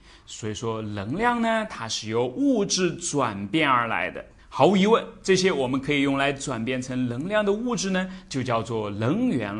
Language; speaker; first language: Chinese; native; Chinese